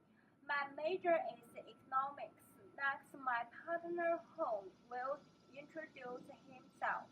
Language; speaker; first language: English; non-native, learner; Chinese